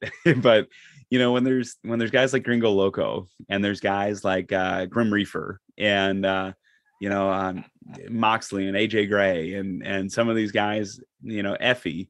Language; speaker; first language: English; native; English